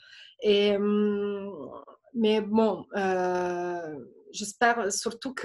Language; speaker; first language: French; non-native, fluent; Italian